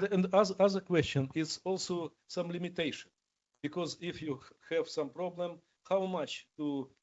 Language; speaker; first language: English; non-native, learner; Ukrainian